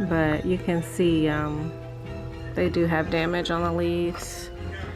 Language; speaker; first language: English; native; English